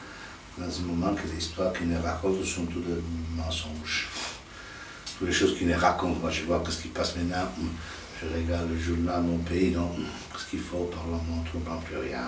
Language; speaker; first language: French; non-native, fluent; Italian